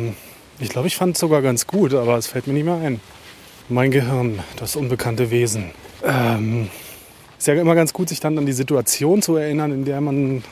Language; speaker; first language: German; native; German